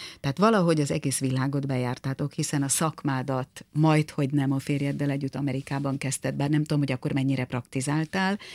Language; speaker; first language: Hungarian; native; Hungarian